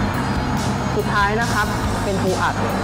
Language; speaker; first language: Thai; native; Thai